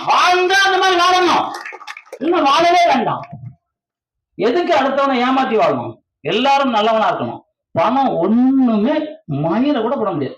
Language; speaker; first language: Tamil; native; Tamil